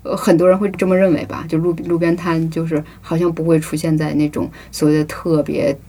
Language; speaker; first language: Chinese; native; Chinese